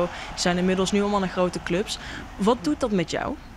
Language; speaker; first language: Dutch; native; Dutch